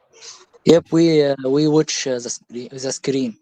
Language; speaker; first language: English; non-native, learner; Arabic